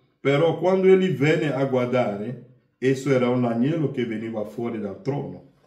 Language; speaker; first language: Italian; non-native, fluent; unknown